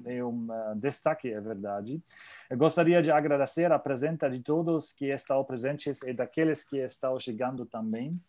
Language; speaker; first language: Portuguese; non-native, learner; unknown